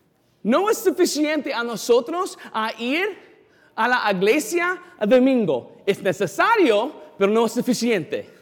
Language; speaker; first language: Spanish; non-native, fluent; English